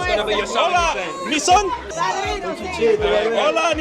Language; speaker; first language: Spanish; non-native, learner; English